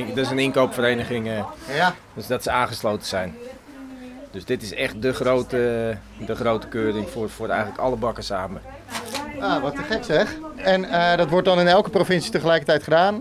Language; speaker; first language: Dutch; native; Dutch